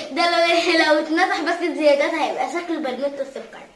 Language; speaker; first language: Arabic; native; Arabic